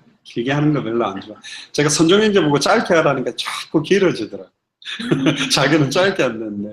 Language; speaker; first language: Korean; native; Korean